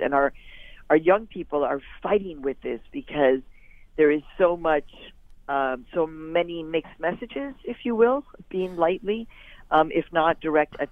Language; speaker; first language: English; native; English